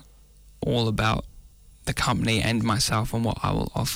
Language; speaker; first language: English; native; English